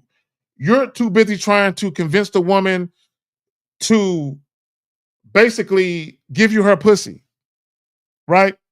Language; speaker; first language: English; native; English